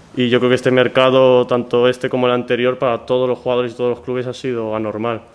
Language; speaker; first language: Spanish; native; Spanish